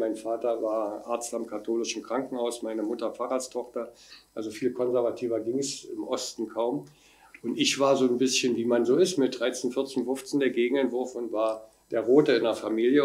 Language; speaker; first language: German; native; German